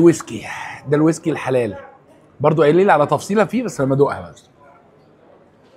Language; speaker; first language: Arabic; native; Arabic